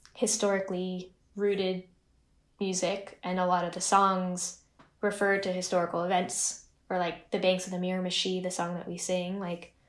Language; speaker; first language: English; native; English